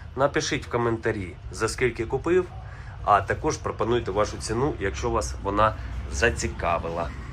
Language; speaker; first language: Ukrainian; native; Ukrainian